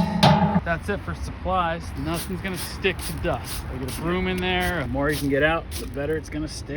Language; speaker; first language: English; native; English